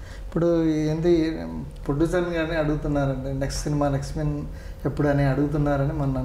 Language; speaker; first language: Telugu; native; Telugu